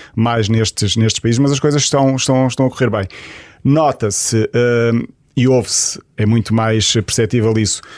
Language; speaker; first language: Portuguese; native; Portuguese